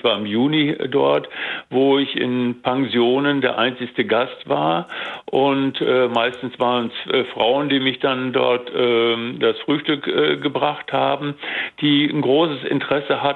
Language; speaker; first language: German; native; German